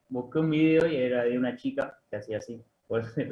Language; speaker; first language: Spanish; native; Spanish